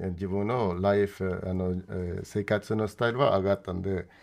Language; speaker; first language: Japanese; non-native, fluent; Spanish